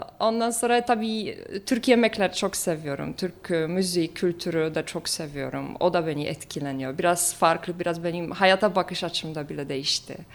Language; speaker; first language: Turkish; non-native, fluent; Polish